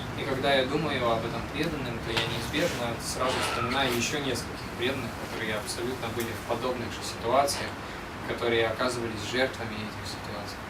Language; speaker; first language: Russian; native; Russian